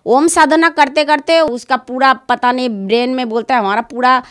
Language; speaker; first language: Hindi; non-native, local second language; Bangla